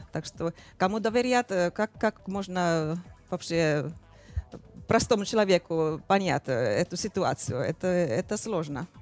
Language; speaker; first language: Russian; non-native, fluent; Finnish